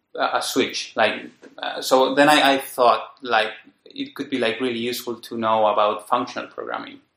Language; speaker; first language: English; non-native, fluent; Spanish